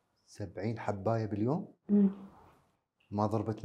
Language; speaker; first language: Arabic; native; Arabic